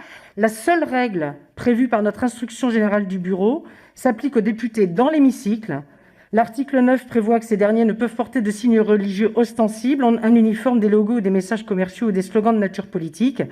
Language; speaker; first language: French; native; French